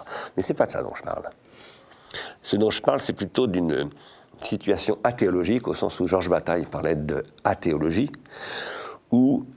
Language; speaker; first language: French; native; French